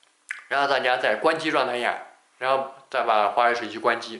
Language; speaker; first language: Chinese; native; Chinese